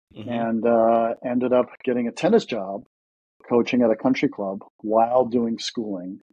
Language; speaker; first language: English; early bilingual, other home language; Russian